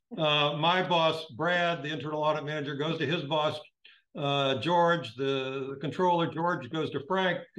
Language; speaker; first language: English; native; English